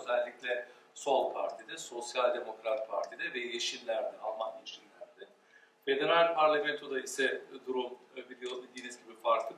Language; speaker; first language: Turkish; early bilingual, heritage; Turkish